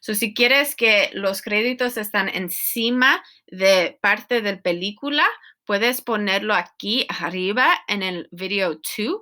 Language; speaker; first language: Spanish; non-native, learner; English